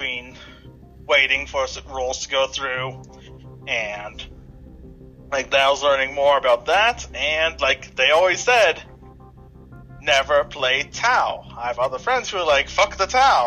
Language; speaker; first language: English; native; English